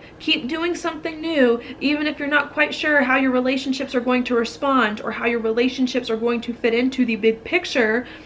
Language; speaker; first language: English; native; English